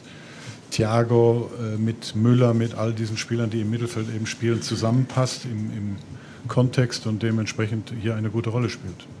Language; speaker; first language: German; native; German